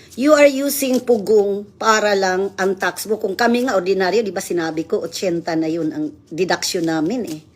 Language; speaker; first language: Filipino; non-native, local second language; Cebuano